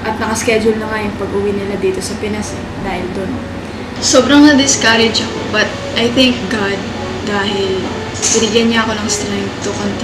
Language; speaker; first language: Filipino; native; Filipino